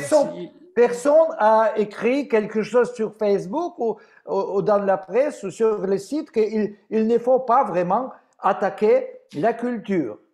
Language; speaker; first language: French; non-native, fluent; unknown